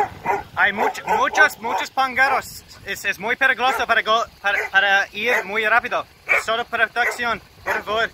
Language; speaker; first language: Spanish; non-native, learner; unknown